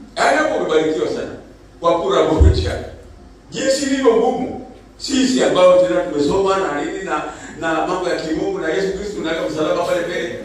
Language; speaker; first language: Swahili; native; Swahili